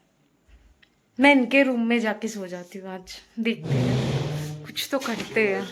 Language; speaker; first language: Hindi; non-native, local second language; Bangla